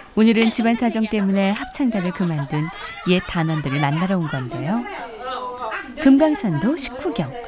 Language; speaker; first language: Korean; native; Korean